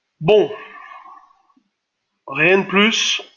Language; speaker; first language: French; native; French